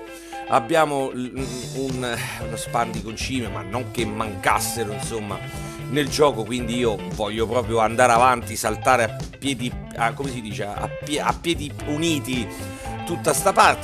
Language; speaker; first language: Italian; native; Italian